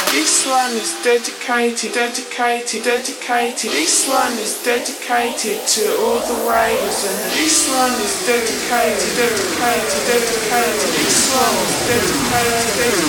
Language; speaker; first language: English; native; English